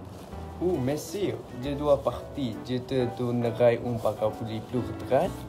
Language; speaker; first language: French; non-native, learner; Malay